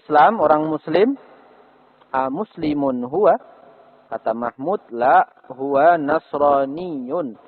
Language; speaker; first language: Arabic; non-native, fluent; Indonesian